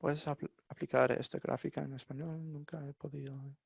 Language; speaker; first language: Spanish; non-native, learner; English